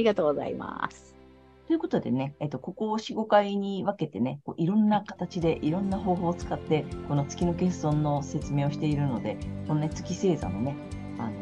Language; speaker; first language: Japanese; native; Japanese